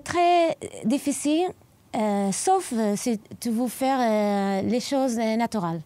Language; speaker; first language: French; non-native, learner; Arabic